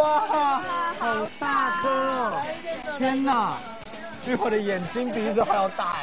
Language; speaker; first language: Chinese; native; Chinese